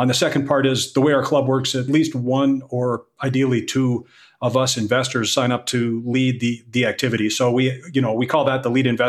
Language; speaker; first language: English; native; English